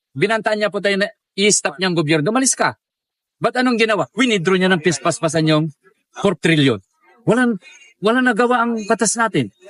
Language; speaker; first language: Filipino; non-native, local second language; Iloko